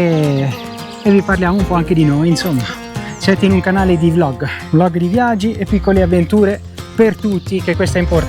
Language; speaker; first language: Italian; native; Italian